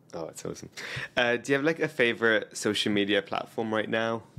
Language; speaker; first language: English; native; English